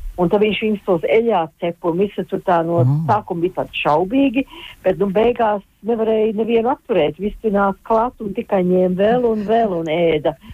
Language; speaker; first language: Latvian; early bilingual, heritage; Latvian